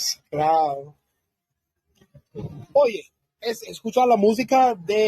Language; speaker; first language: Spanish; non-native, learner; English